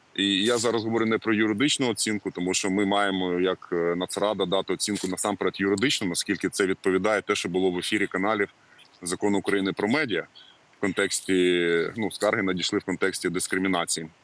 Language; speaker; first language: Ukrainian; native; Ukrainian